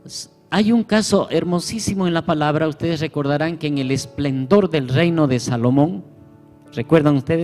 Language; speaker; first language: Spanish; native; Spanish